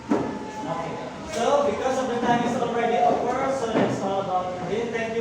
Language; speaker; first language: English; non-native, learner; Indonesian